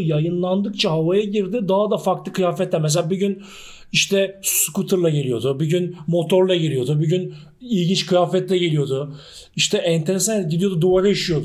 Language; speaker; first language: Turkish; native; Turkish